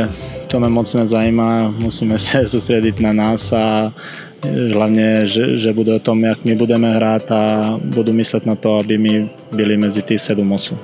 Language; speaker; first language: Czech; non-native, fluent; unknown